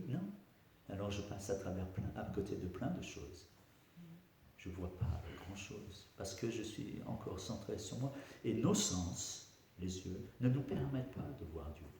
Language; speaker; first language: French; native; French